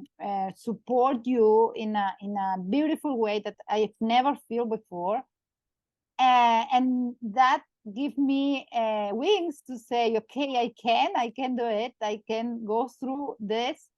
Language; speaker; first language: English; non-native, learner; Catalan